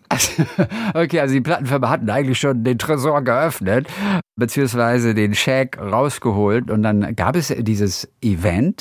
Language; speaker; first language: German; native; German